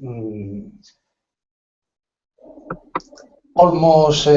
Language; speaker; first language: English; non-native, learner; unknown